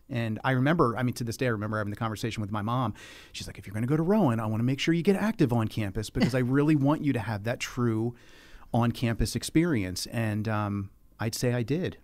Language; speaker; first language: English; native; English